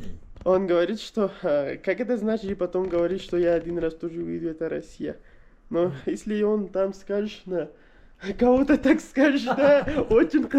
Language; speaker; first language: Russian; non-native, learner; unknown